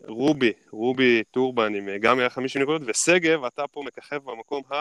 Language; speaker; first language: Hebrew; native; Hebrew